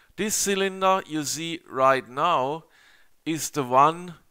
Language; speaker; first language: English; non-native, learner; German